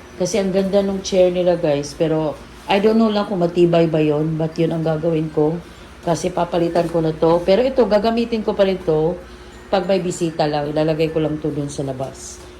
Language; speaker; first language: Filipino; native; Filipino